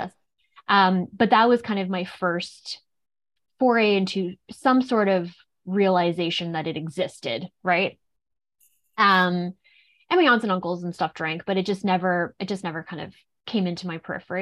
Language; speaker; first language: English; native; English